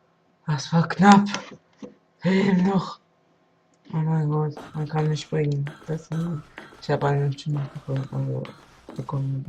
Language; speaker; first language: German; non-native, local second language; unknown